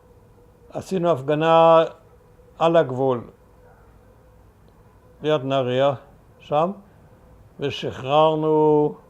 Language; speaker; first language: Hebrew; early bilingual, other home language; German